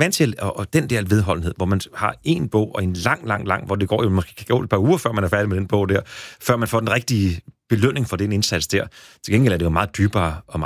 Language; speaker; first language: Danish; native; Danish